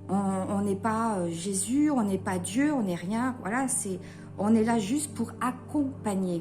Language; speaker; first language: French; native; French